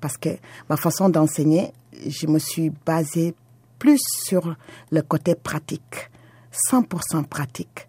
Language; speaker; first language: French; non-native, local second language; Wolof